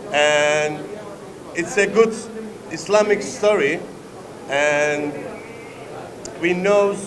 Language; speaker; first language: English; non-native, learner; Turkish